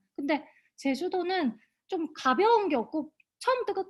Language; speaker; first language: Korean; native; Korean